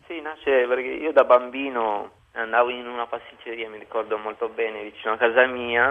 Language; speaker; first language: Italian; early bilingual, other home language; Albanian